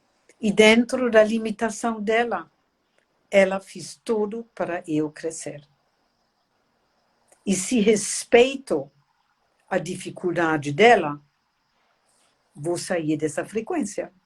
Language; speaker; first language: Portuguese; non-native, fluent; German